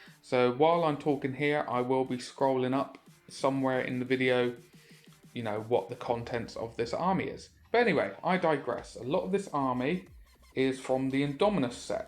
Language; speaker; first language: English; native; English